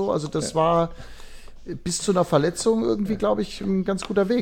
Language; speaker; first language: German; native; German